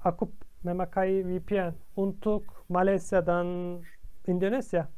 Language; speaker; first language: Indonesian; non-native, learner; Turkish